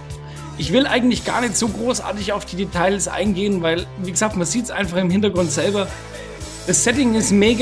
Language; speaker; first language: German; native; German